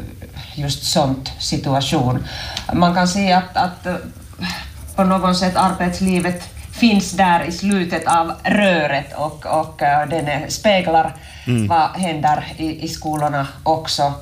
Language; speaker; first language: Swedish; non-native, local second language; Finnish